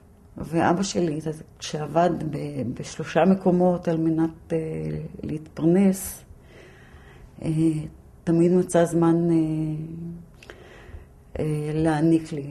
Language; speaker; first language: Hebrew; early bilingual, other home language; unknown